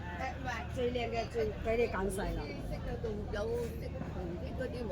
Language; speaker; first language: Cantonese; native; Cantonese